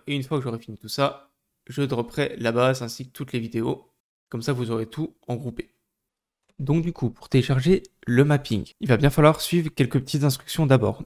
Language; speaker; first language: French; native; French